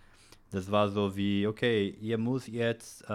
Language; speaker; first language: German; non-native, learner; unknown